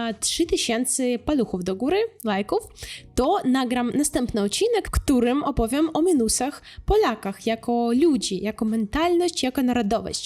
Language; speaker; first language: Polish; non-native, fluent; Russian